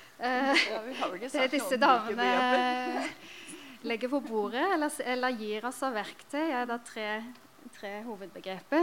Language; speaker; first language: Norwegian; native; Norwegian